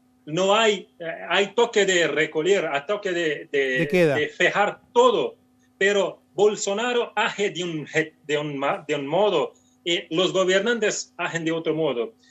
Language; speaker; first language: Spanish; non-native, fluent; Portuguese